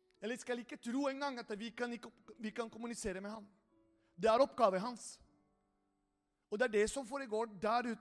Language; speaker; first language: Norwegian; non-native, fluent; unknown